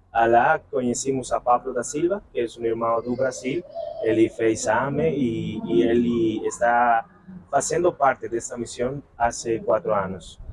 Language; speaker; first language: Portuguese; non-native, learner; Spanish